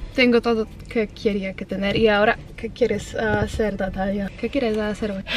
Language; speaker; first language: Spanish; non-native, learner; Polish